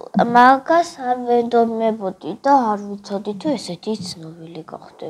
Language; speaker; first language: Georgian; early bilingual, other home language; Korean